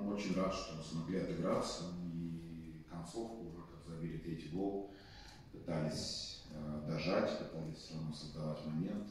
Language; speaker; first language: Russian; native; Russian